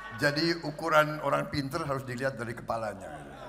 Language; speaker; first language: Indonesian; native; Indonesian